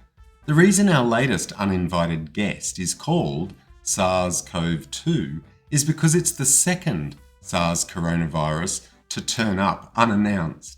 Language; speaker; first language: English; native; English